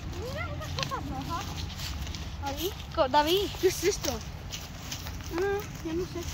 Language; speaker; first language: Spanish; early bilingual, heritage; Spanish